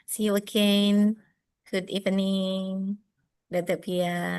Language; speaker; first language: English; non-native, fluent; Indonesian